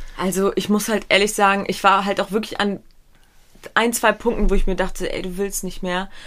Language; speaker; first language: German; early bilingual, other home language; Pashto